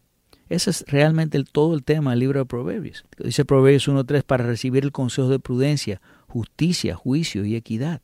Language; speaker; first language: Spanish; native; Spanish